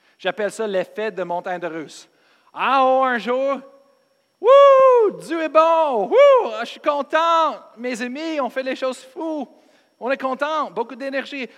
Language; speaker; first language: French; non-native, fluent; English